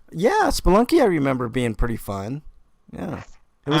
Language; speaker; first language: English; native; English